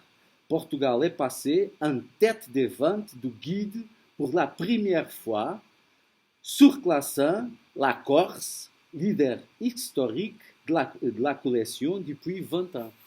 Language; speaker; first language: French; non-native, fluent; Portuguese